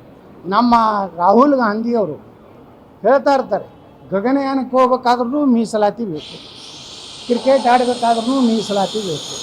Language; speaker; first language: Kannada; native; Kannada